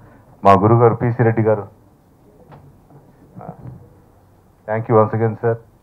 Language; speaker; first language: Telugu; native; Telugu